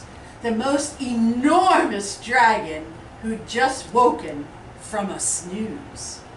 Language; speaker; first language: English; native; English